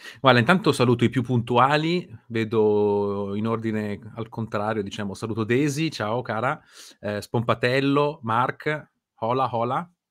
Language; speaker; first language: Italian; native; Italian